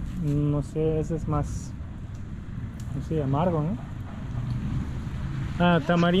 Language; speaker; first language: Spanish; non-native, fluent; German